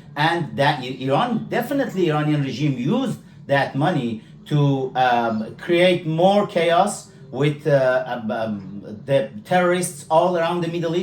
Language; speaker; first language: English; non-native, fluent; Persian